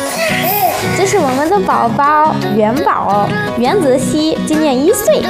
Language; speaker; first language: Chinese; non-native, fluent; Italian